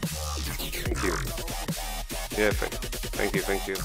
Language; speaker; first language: English; non-native, learner; Polish